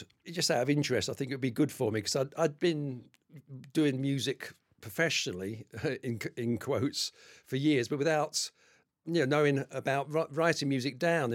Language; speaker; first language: English; native; English